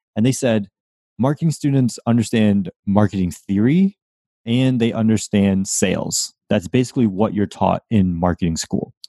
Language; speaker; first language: English; native; English